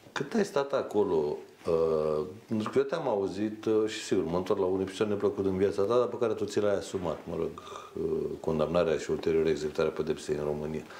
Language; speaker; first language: Romanian; native; Romanian